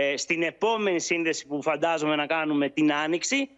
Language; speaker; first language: Greek; native; Greek